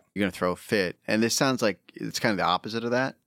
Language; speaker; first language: English; native; English